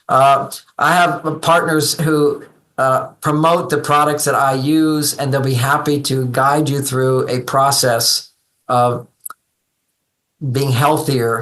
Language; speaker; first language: English; native; English